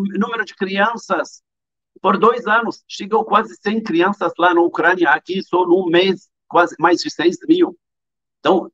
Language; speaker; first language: Portuguese; non-native, fluent; Arabic